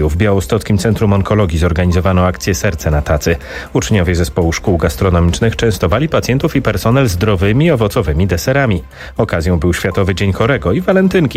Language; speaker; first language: Polish; native; Polish